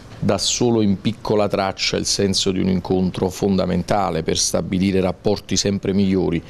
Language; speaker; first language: Italian; native; Italian